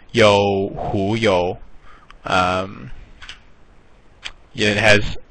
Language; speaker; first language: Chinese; non-native, fluent; English